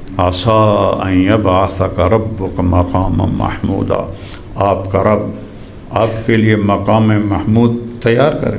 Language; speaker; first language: Urdu; non-native, local second language; Saraiki